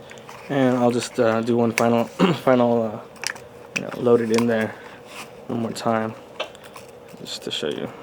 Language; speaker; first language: English; native; English